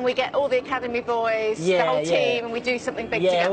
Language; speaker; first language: English; native; English